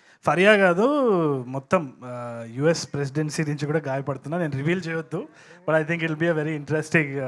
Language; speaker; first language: Telugu; native; Telugu